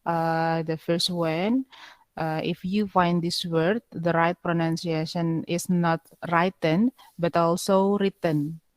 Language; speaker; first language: English; non-native, fluent; Indonesian